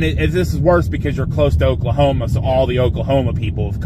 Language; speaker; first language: English; native; English